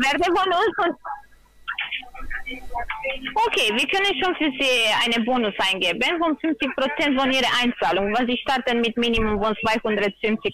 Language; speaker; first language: German; non-native, learner; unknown